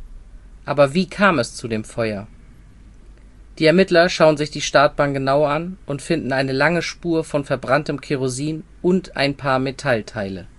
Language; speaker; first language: German; native; German